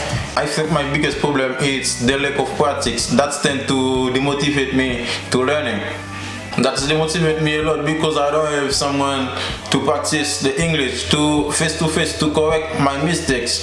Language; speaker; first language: English; non-native, learner; Haitian Creole